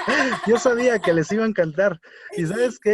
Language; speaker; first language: Spanish; native; Spanish